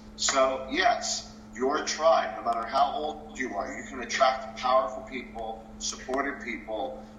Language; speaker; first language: English; early bilingual, other home language; Spanish